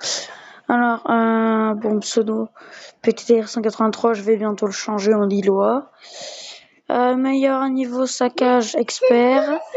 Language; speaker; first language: French; native; French